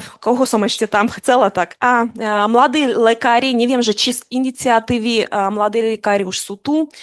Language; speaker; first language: Slovak; non-native, fluent; Ukrainian